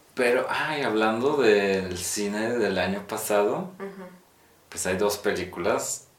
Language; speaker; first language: Spanish; non-native, fluent; Polish